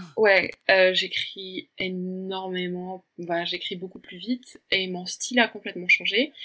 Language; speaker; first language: French; early bilingual, other home language; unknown